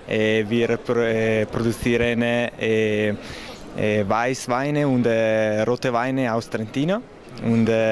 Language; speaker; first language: German; non-native, learner; Italian